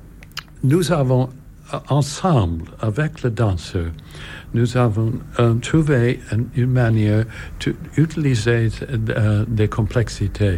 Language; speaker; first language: French; non-native, learner; English